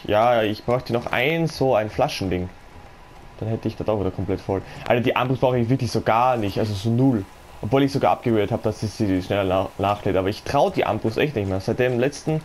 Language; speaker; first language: German; native; German